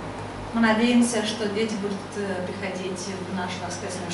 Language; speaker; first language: Polish; non-native, learner; Russian